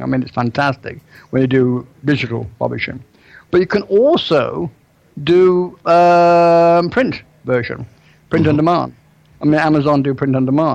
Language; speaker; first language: English; native; English